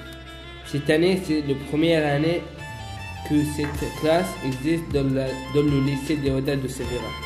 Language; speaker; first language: French; non-native, learner; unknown